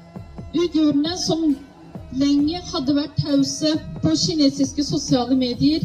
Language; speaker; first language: Norwegian; non-native, fluent; Uyghur